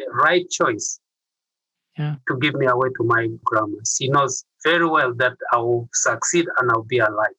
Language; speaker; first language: English; non-native, local second language; Acoli